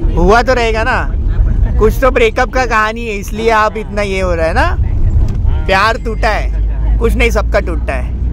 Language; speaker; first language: Hindi; non-native, local second language; Marathi